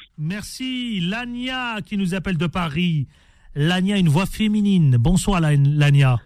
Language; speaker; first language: French; native; French